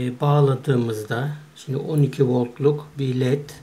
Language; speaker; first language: Turkish; native; Turkish